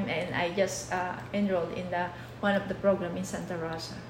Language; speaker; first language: English; non-native, local second language; Filipino